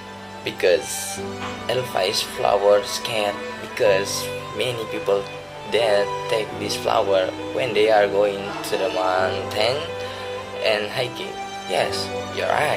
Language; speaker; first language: English; non-native, learner; Indonesian